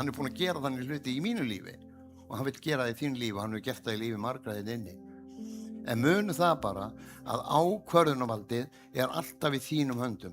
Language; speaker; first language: Icelandic; native; Icelandic